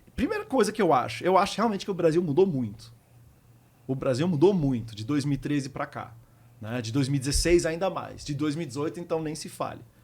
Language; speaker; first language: Portuguese; early bilingual, heritage; Portuguese